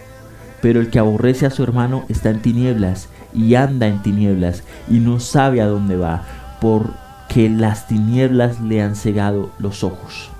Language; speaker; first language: Spanish; native; Spanish